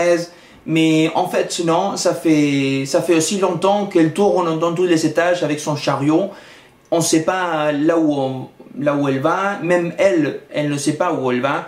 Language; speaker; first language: French; non-native, fluent; Spanish